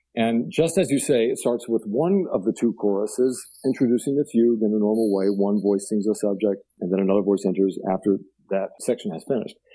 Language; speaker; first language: English; native; English